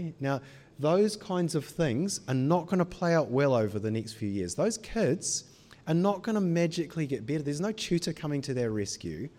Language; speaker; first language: English; native; English